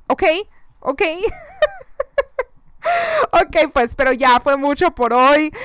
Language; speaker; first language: Spanish; early bilingual, heritage; Spanish